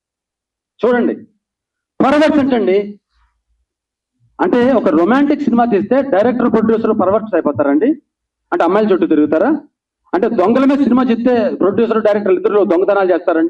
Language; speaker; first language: Telugu; native; Telugu